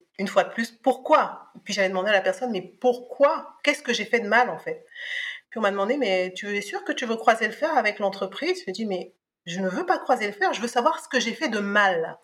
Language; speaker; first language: French; early bilingual, other home language; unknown